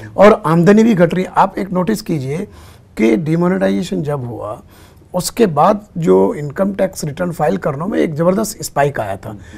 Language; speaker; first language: Hindi; native; Hindi